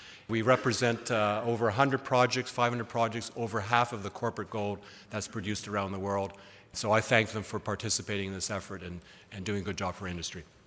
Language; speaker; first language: English; native; English